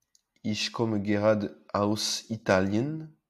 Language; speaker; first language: German; non-native, learner; French